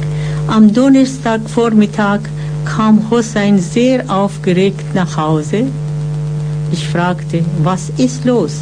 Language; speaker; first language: German; non-native, fluent; Persian